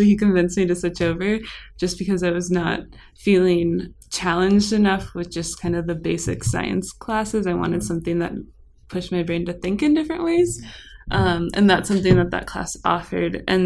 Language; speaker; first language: English; native; English